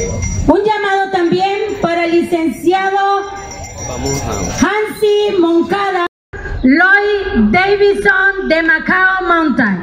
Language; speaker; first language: Spanish; native; Spanish